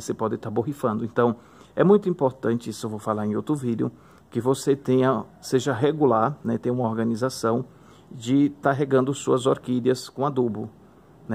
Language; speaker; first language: Portuguese; native; Portuguese